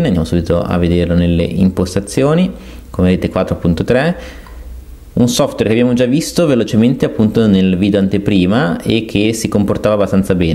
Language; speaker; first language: Italian; native; Italian